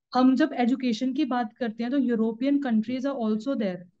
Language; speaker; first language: Hindi; native; Hindi